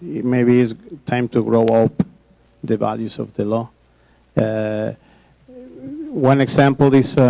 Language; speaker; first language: English; non-native, learner; Spanish